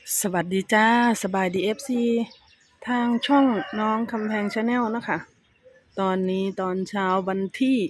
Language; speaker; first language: Thai; non-native, local second language; Lao